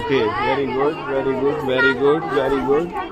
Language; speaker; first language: English; non-native, local second language; Hindi